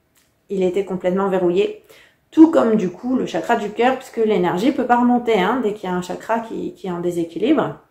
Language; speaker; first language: French; native; French